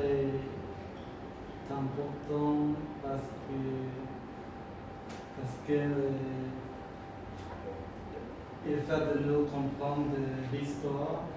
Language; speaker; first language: French; non-native, learner; Khmer